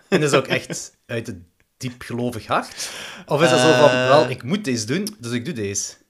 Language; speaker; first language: Dutch; native; Dutch